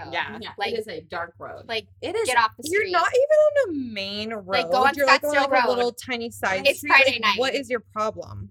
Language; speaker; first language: English; native; English